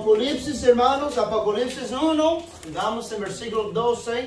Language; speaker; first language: Spanish; non-native, fluent; English